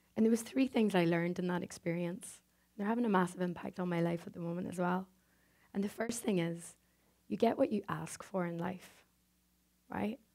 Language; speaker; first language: English; native; English